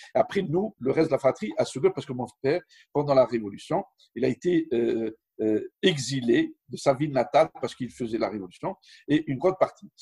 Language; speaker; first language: French; non-native, local second language; Arabic